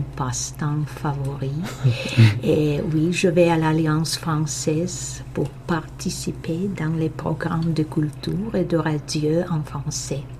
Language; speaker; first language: French; non-native, fluent; Russian